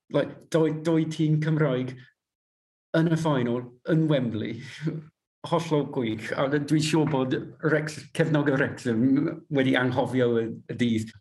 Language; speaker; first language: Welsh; non-native, learner; English